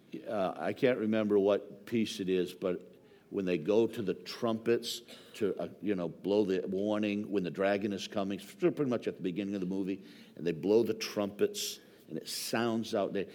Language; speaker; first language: English; native; English